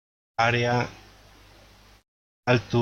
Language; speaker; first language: Spanish; native; Spanish